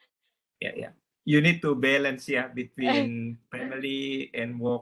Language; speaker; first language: English; non-native, learner; Indonesian